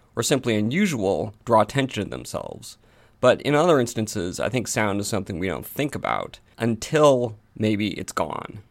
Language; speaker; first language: English; native; English